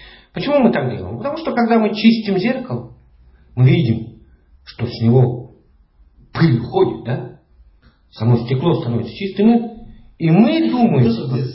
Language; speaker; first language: Russian; native; Russian